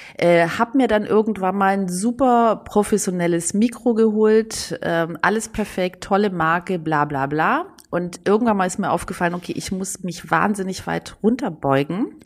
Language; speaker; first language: German; early bilingual, other home language; Greek